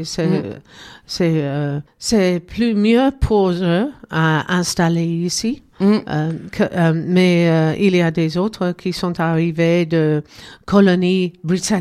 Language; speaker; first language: French; non-native, learner; English